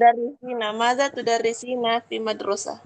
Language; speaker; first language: Arabic; non-native, learner; Indonesian